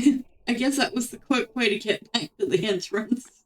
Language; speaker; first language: English; native; English